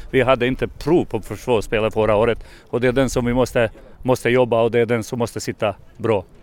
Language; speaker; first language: Swedish; non-native, fluent; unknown